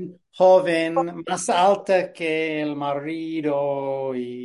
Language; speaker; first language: Spanish; non-native, fluent; English